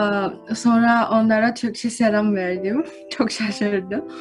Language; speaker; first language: Turkish; non-native, fluent; Chinese